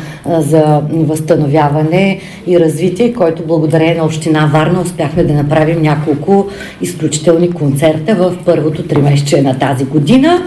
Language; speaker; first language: Bulgarian; native; Bulgarian